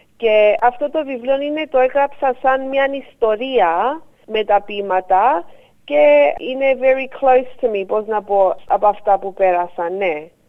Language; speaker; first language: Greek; early bilingual, heritage; Greek